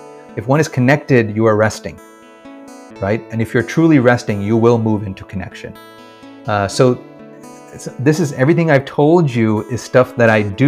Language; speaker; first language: English; early bilingual, other home language; Malayalam